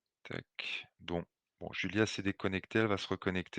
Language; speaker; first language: French; native; French